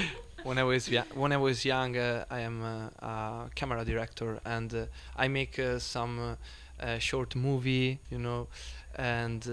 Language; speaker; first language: English; non-native, learner; Italian